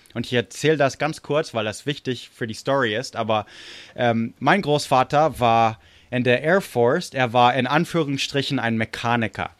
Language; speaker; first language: German; non-native, fluent; English